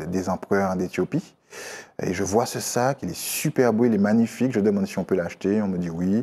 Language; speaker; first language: French; native; French